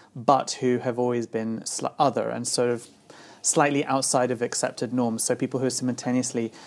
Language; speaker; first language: English; native; English